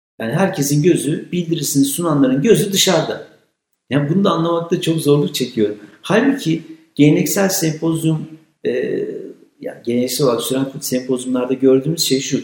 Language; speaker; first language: Turkish; native; Turkish